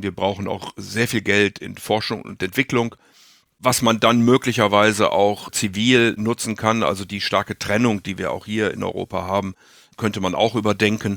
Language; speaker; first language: German; native; German